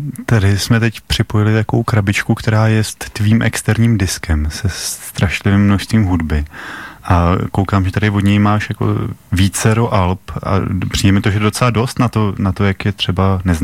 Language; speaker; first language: Czech; native; Czech